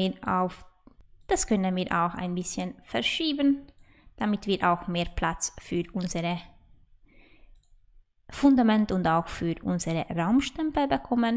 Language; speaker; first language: German; non-native, fluent; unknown